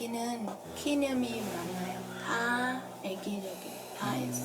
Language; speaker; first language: Korean; non-native, learner; Vietnamese